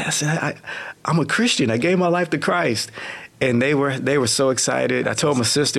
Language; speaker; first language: English; native; English